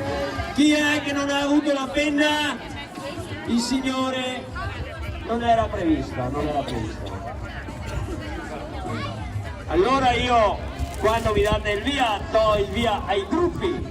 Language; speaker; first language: Italian; native; Italian